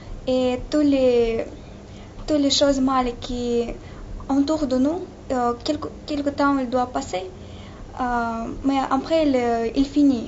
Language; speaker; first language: French; non-native, learner; Russian